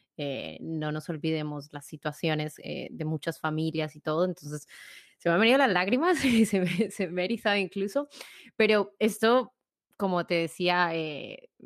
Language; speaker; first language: Spanish; native; Spanish